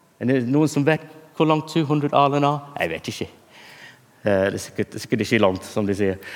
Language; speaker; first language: Norwegian; non-native, fluent; English